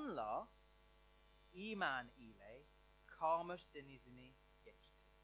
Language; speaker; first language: Turkish; non-native, learner; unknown